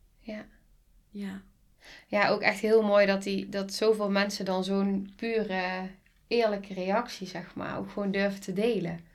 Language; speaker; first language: Dutch; native; Dutch